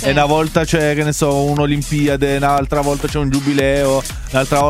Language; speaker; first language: Italian; native; Italian